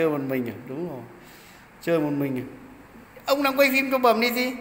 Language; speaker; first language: Vietnamese; native; Vietnamese